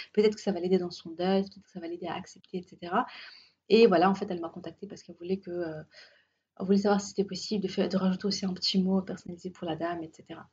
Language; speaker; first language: French; native; French